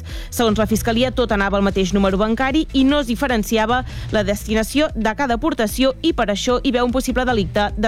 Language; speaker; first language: Catalan; native; Catalan